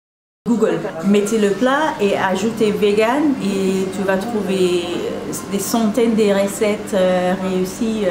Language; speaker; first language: French; non-native, fluent; English